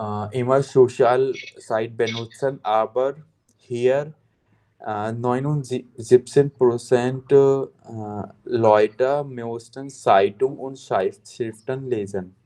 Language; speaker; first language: German; non-native, fluent; Hindi